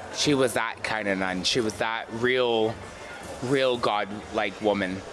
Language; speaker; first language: English; native; English